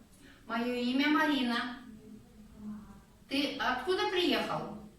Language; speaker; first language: Russian; non-native, local second language; Kazakh